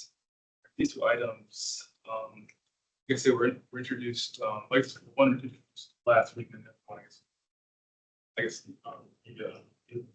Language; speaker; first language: English; native; English